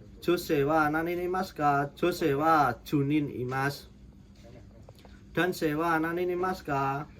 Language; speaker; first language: Japanese; non-native, learner; Indonesian